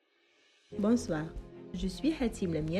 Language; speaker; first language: French; non-native, learner; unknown